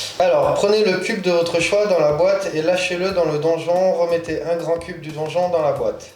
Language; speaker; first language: French; native; French